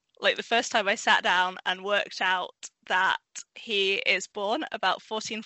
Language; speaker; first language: English; native; English